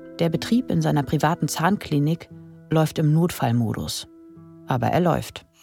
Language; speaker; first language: German; native; German